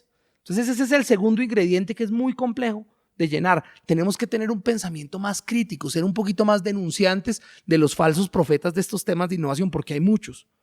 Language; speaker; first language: Spanish; native; Spanish